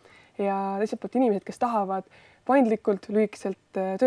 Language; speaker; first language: Estonian; native; Estonian